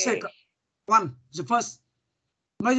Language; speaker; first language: English; non-native, learner; Vietnamese